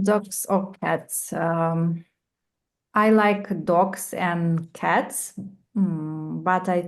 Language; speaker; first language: English; non-native, learner; Russian